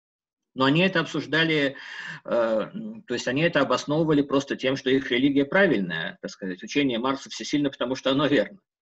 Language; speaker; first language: Russian; native; Russian